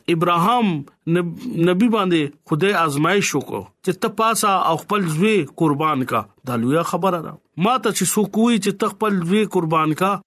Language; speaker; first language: Pashto; non-native, local second language; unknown